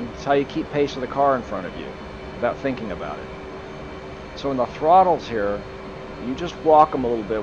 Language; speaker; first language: English; native; English